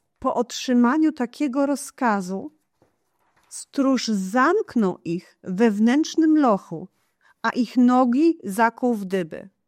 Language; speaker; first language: Polish; non-native, fluent; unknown